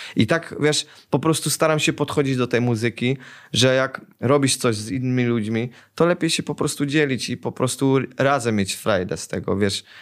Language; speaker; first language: Polish; early bilingual, heritage; Polish